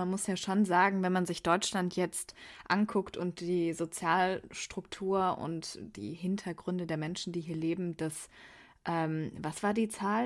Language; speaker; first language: German; early bilingual, other home language; Persian